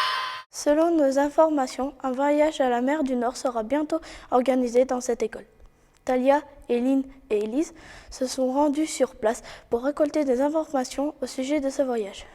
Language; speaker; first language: French; native; French